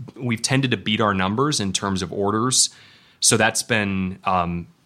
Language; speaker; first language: English; native; English